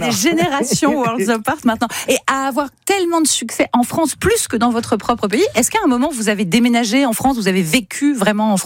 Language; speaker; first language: French; native; French